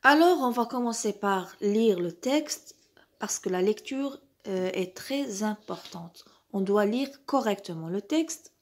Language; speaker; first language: French; non-native, local second language; Arabic